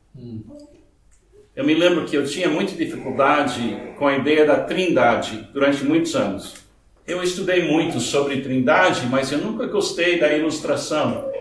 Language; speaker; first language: Portuguese; non-native, fluent; English